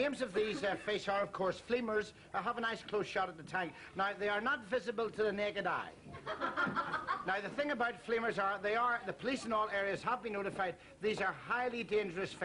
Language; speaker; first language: English; native; English